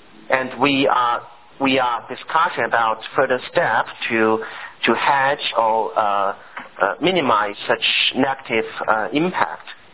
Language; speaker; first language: English; non-native, fluent; Chinese